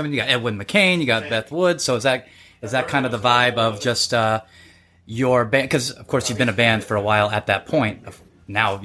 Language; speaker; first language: English; native; English